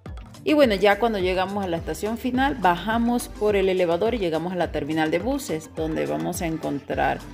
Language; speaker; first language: Spanish; native; Spanish